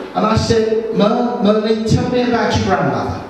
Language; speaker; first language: English; native; English